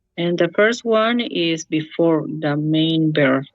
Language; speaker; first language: English; non-native, learner; Spanish